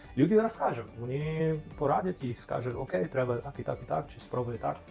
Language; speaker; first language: Ukrainian; non-native, fluent; English